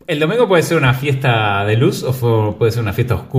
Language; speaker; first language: Spanish; native; Spanish